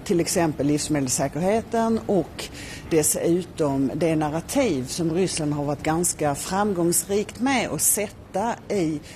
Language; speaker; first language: Swedish; native; Swedish